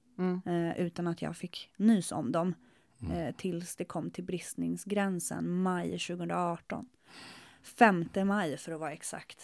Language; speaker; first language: Swedish; early bilingual, other home language; Spanish